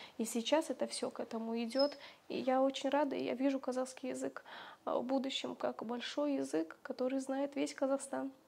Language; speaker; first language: Russian; native; Russian